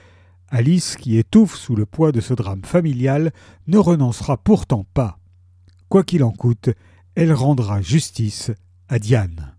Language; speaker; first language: French; native; French